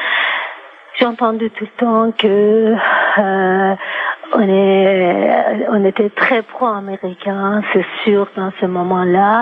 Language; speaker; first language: French; non-native, fluent; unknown